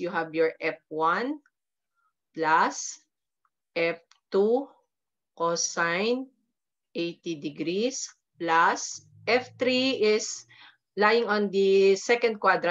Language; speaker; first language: English; non-native, local second language; Filipino